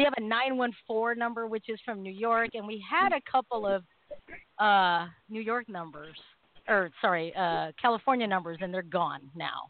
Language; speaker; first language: English; native; English